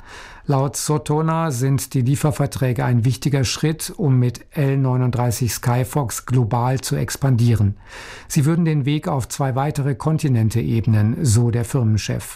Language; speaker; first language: German; native; German